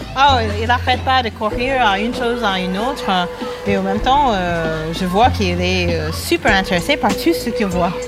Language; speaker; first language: French; non-native, fluent; English